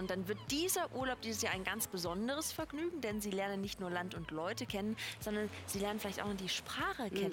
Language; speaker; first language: German; native; German